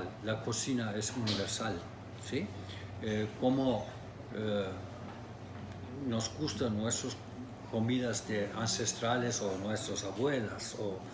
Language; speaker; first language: Spanish; non-native, fluent; Turkish